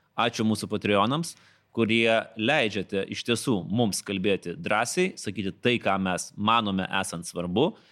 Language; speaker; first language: Lithuanian; native; Lithuanian